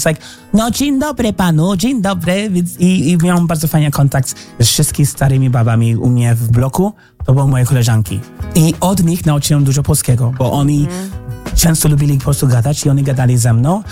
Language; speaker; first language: Polish; non-native, fluent; English